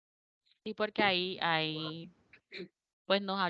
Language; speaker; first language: Spanish; native; Spanish